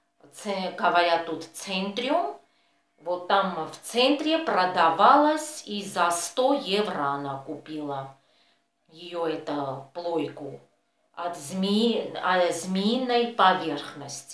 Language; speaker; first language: Russian; non-native, fluent; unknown